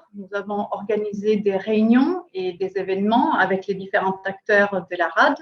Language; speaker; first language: French; native; French